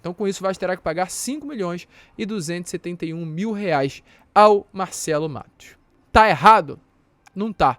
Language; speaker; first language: Portuguese; native; Portuguese